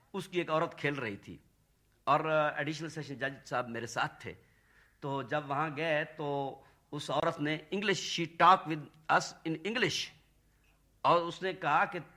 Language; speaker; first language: Urdu; non-native, local second language; Saraiki